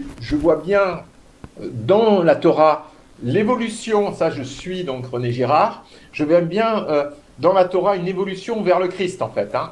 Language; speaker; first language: French; native; French